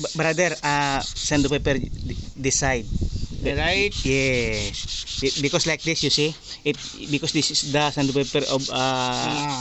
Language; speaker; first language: English; non-native, learner; Filipino